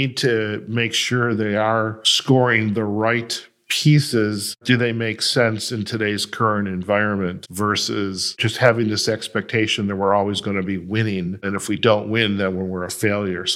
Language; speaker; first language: English; native; English